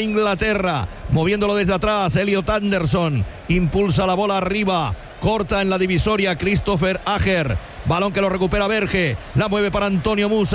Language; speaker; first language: Spanish; native; Spanish